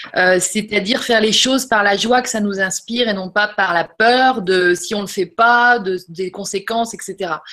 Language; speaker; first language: French; native; French